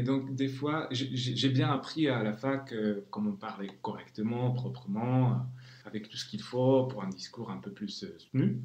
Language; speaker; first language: French; non-native, fluent; Czech